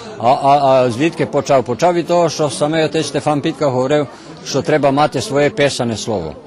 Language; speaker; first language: Ukrainian; early bilingual, heritage; Ukrainian